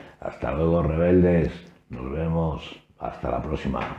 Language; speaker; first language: Spanish; native; Spanish